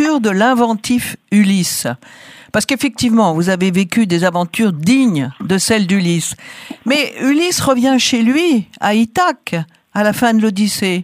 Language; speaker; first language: French; native; French